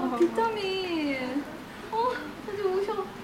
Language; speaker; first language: Russian; non-native, learner; Korean